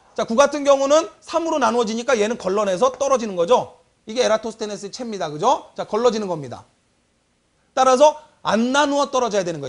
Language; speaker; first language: Korean; native; Korean